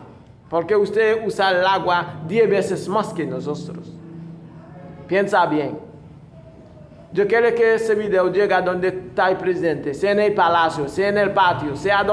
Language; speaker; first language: Spanish; non-native, fluent; Haitian Creole